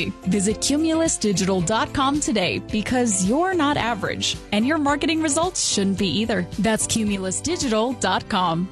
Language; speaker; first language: English; native; English